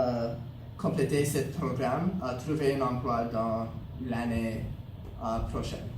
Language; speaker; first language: French; non-native, local second language; English